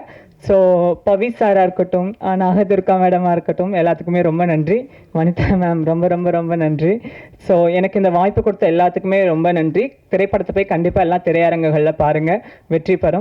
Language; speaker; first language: Tamil; native; Tamil